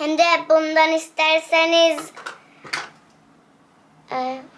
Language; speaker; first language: Turkish; early bilingual, heritage; English